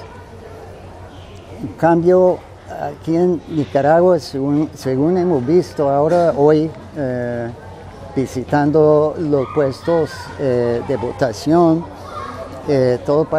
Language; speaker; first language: Spanish; non-native, fluent; English